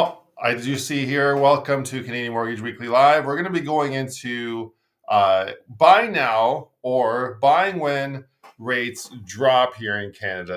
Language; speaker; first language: English; native; English